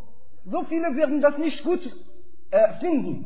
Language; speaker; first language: German; non-native, fluent; Arabic